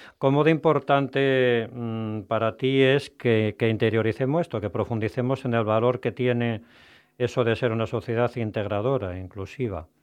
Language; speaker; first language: Spanish; native; Spanish